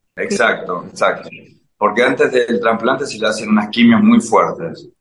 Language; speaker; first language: Spanish; native; Spanish